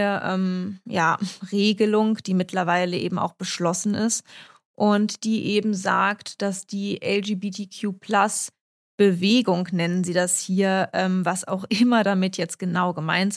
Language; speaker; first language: German; early bilingual, other home language; Russian